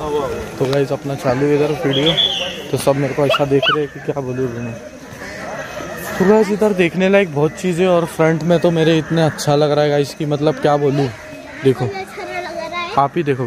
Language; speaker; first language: Hindi; native; Hindi